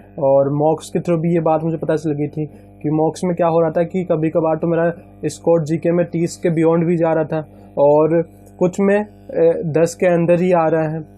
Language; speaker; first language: Hindi; native; Hindi